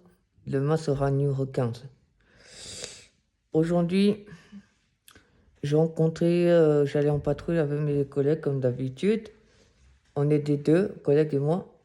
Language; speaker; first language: French; non-native, fluent; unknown